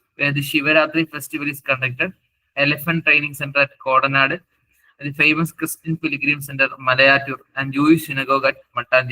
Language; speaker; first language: English; non-native, local second language; Malayalam